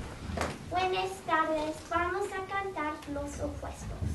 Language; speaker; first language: Spanish; non-native, learner; English